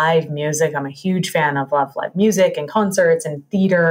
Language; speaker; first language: English; native; English